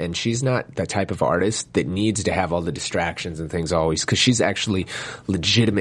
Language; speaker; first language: English; native; English